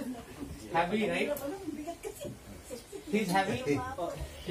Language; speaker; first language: English; non-native, learner; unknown